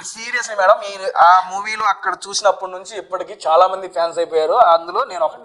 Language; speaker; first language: Telugu; native; Telugu